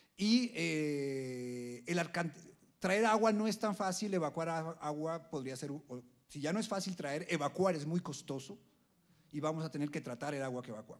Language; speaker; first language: Spanish; native; Spanish